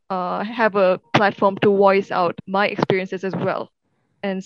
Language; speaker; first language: English; non-native, local second language; Tamil